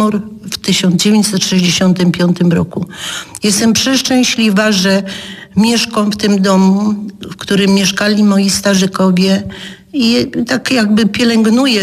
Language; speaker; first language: Polish; native; Polish